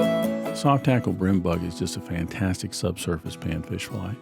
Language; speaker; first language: English; native; English